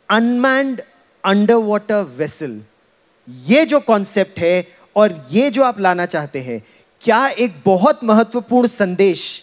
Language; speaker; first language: Hindi; native; Hindi